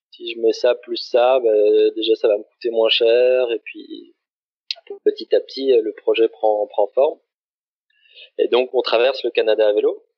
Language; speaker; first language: French; native; French